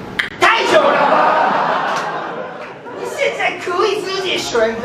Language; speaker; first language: Chinese; non-native, fluent; Japanese